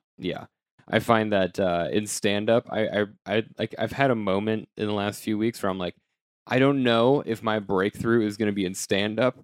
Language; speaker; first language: English; native; English